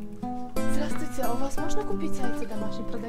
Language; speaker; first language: Russian; non-native, local second language; Uzbek